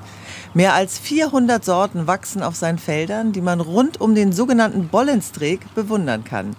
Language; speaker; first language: German; native; German